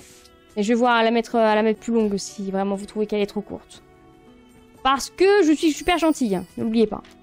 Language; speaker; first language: French; native; French